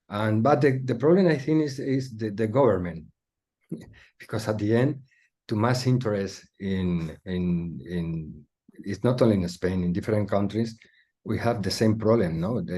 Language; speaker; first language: English; non-native, learner; Spanish